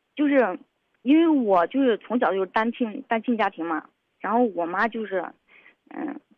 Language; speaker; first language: Chinese; native; Chinese